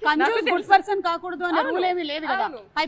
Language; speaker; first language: Telugu; native; Telugu